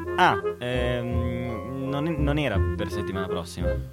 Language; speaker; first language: Italian; early bilingual, other home language; Portuguese